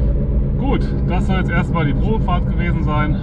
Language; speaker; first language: German; native; German